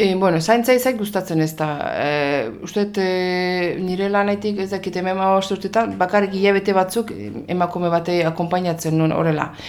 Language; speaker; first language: Basque; non-native, fluent; Azerbaijani